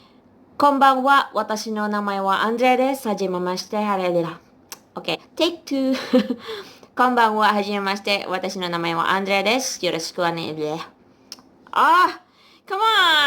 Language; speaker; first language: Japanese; non-native, learner; Indonesian